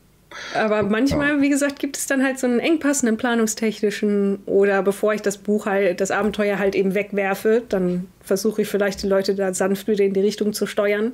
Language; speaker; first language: German; native; German